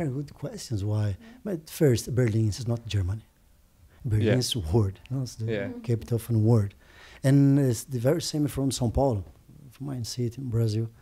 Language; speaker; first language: English; non-native, learner; Portuguese